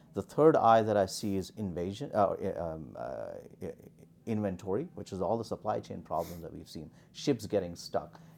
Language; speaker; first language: English; non-native, local second language; Hindi